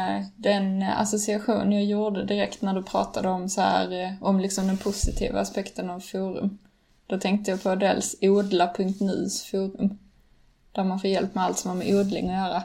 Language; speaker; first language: Swedish; native; Swedish